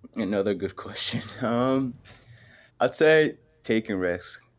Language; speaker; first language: English; early bilingual, other home language; Arabic